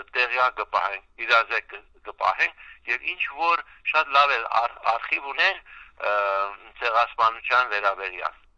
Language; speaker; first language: Armenian; early bilingual, heritage; Armenian